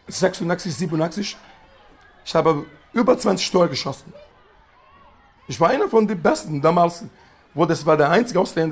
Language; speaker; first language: German; non-native, learner; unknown